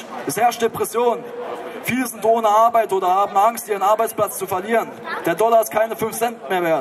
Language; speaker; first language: German; native; German